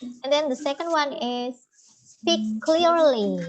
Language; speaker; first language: English; non-native, fluent; Indonesian